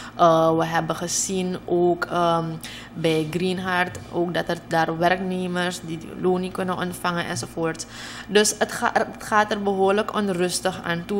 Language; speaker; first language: Dutch; native; Dutch